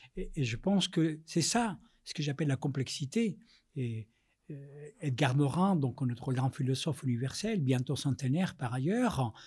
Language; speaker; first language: French; non-native, fluent; Spanish